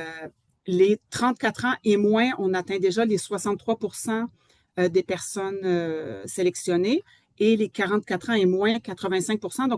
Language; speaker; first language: French; native; French